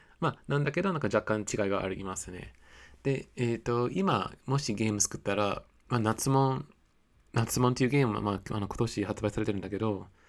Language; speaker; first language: Japanese; non-native, fluent; English